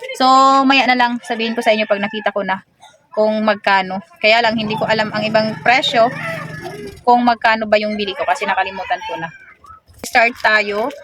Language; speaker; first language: Filipino; non-native, local second language; Waray